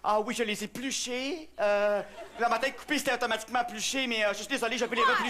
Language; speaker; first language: French; native; French